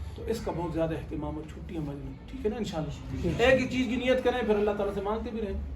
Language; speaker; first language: Urdu; non-native, local second language; Pashto